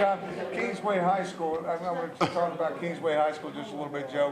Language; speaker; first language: English; native; English